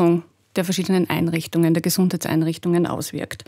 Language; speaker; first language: German; native; German